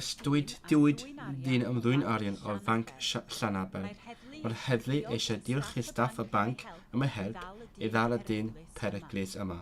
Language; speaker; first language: Welsh; non-native, learner; Cantonese